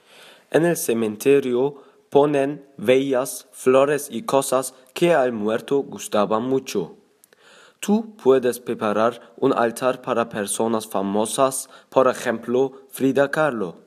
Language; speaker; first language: Spanish; non-native, learner; German